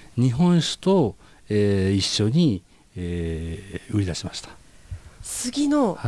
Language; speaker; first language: Japanese; native; Japanese